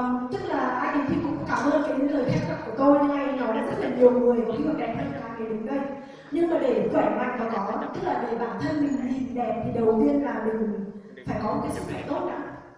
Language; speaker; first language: Vietnamese; native; Vietnamese